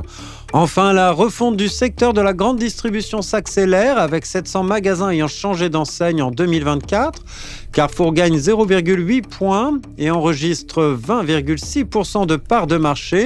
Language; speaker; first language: French; native; French